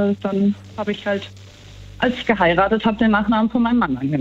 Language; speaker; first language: German; native; German